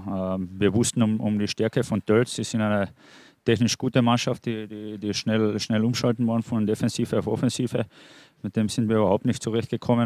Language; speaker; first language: German; native; German